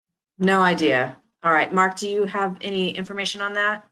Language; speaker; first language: English; native; English